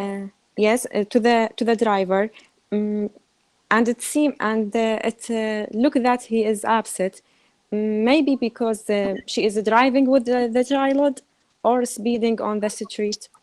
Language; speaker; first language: English; non-native, learner; Arabic